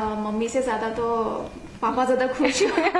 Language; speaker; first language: Hindi; non-native, local second language; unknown